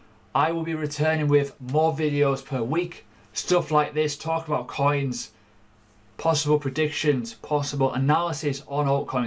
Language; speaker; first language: English; native; English